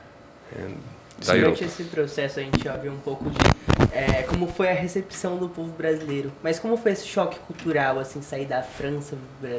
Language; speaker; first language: Portuguese; native; Portuguese